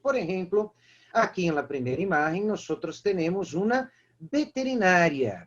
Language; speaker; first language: Spanish; non-native, fluent; Portuguese